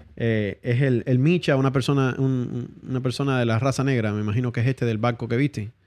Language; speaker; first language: Spanish; native; Spanish